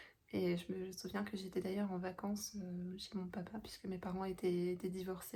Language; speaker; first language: French; native; French